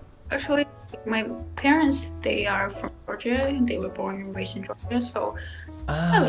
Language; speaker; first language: English; non-native, fluent; Russian